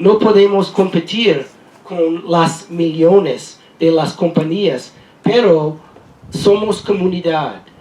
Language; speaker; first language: Spanish; non-native, learner; English